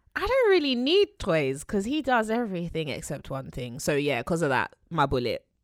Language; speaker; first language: English; native; English